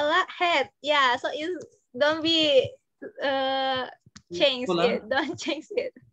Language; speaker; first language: English; non-native, fluent; Indonesian